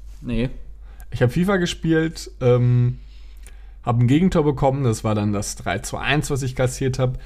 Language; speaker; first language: German; native; German